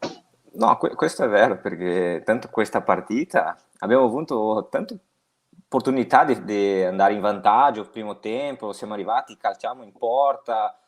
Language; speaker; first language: Italian; non-native, fluent; Portuguese